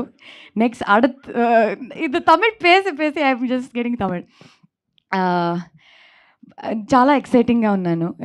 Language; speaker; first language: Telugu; non-native, learner; Kannada